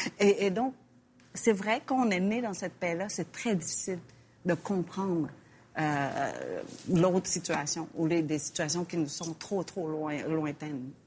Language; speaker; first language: French; early bilingual, other home language; Vietnamese